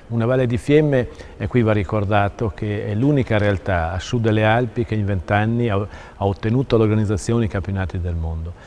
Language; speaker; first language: Italian; native; Italian